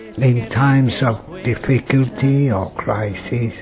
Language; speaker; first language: English; non-native, fluent; French